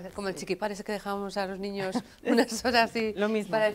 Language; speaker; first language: Spanish; non-native, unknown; English